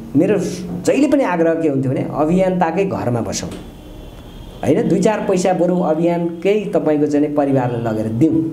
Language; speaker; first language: Nepali; native; Nepali